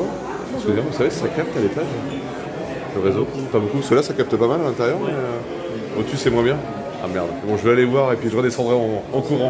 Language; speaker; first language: French; native; French